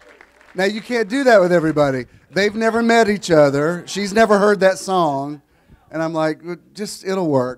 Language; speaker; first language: English; native; English